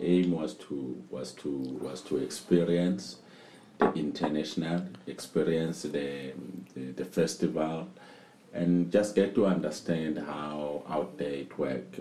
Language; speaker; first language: English; non-native, local second language; Zulu